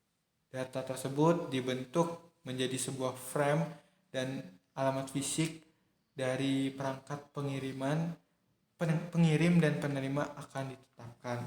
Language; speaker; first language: Indonesian; native; Indonesian